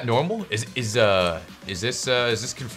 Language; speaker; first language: English; native; English